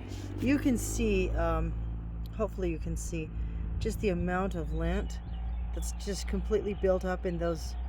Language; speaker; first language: English; native; English